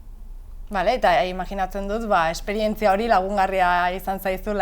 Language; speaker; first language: Basque; native; Basque